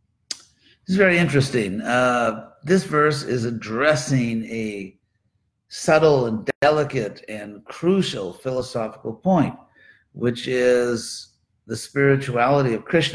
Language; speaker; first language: English; native; English